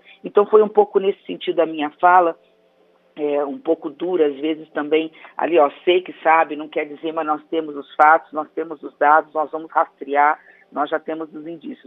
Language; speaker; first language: Portuguese; native; Portuguese